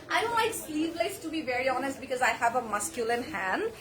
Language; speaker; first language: English; non-native, local second language; Bangla